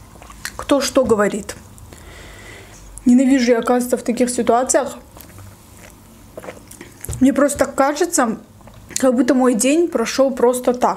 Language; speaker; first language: Russian; native; Russian